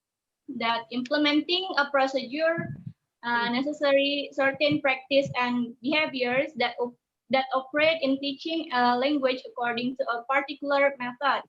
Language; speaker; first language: English; non-native, learner; Indonesian